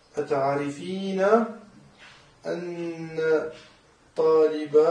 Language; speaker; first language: Arabic; non-native, learner; French